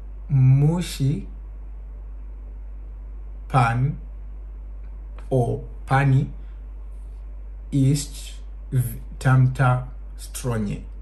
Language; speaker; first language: Polish; non-native, learner; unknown